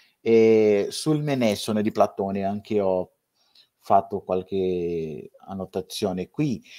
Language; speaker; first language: Italian; non-native, fluent; Portuguese